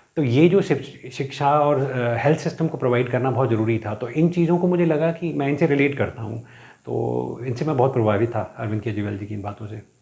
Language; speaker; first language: Hindi; non-native, local second language; Punjabi